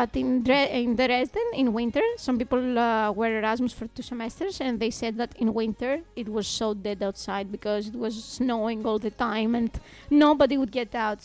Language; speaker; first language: English; non-native, fluent; Greek